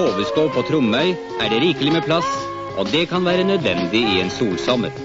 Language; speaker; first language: Norwegian; native; Norwegian